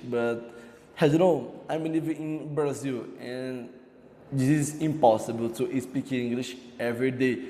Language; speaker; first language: English; non-native, learner; Portuguese